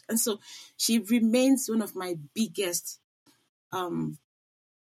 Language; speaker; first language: English; non-native, local second language; Igbo